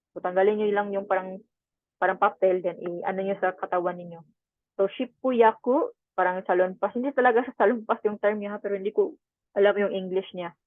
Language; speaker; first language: Filipino; non-native, local second language; Cebuano